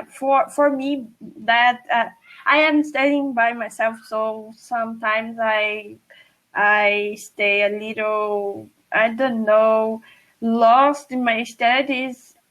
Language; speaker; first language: English; non-native, fluent; Portuguese